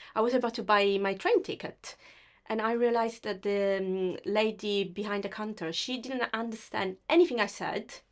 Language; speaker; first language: English; non-native, fluent; Italian